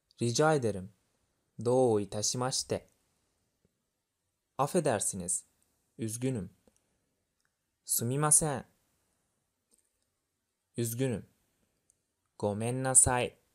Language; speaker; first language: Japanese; non-native, fluent; Turkish